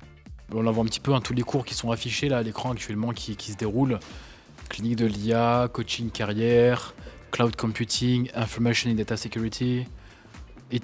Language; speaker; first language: French; native; French